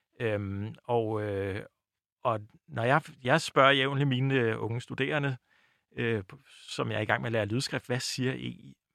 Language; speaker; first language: Danish; native; Danish